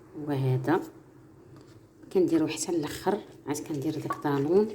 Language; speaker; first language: Arabic; native; Arabic